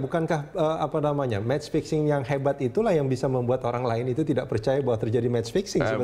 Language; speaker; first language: Indonesian; native; Indonesian